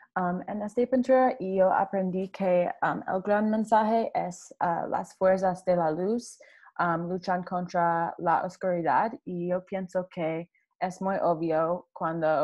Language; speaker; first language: Spanish; non-native, learner; English